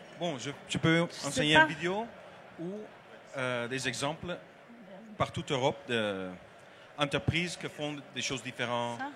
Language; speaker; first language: French; non-native, learner; Dutch